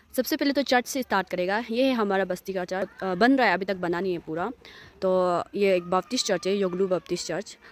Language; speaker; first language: Hindi; non-native, local second language; Nyishi